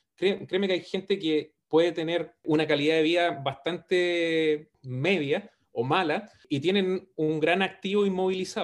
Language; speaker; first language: Spanish; native; Spanish